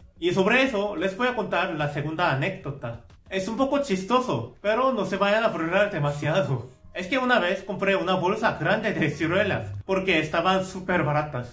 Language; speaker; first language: Spanish; non-native, fluent; Korean